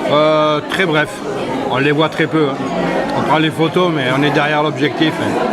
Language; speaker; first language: French; native; French